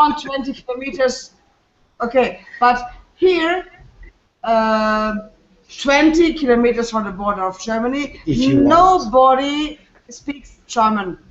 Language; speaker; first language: English; non-native, learner; French